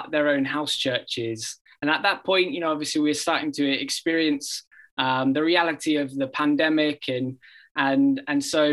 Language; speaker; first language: English; native; English